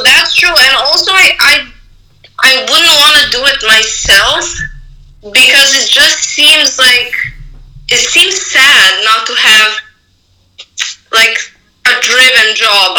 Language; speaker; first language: English; non-native, fluent; Serbian